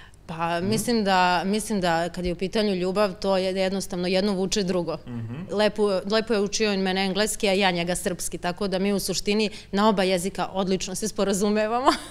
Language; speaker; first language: Serbian; native; Serbian